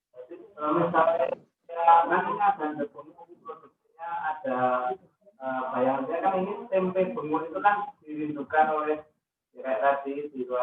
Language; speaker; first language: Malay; non-native, local second language; Javanese